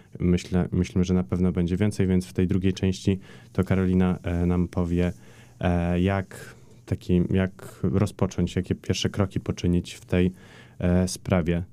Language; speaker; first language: Polish; native; Polish